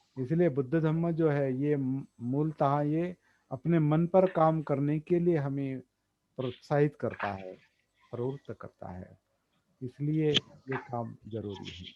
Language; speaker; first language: Hindi; non-native, local second language; Marathi